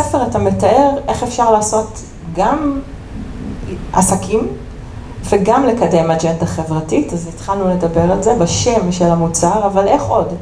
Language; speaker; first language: Hebrew; native; Hebrew